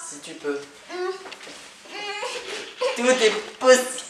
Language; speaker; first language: French; native; French